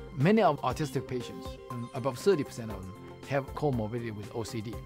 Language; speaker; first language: English; non-native, fluent; Chinese